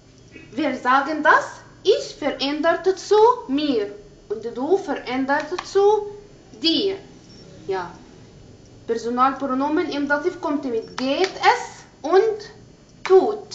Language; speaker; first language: German; non-native, fluent; Arabic